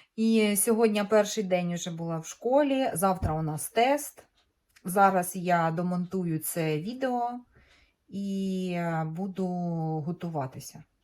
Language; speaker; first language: Ukrainian; native; Ukrainian